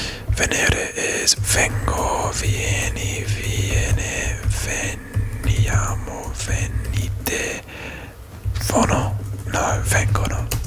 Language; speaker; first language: Italian; non-native, learner; English